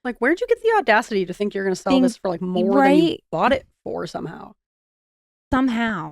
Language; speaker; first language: English; native; English